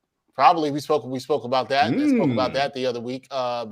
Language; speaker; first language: English; native; English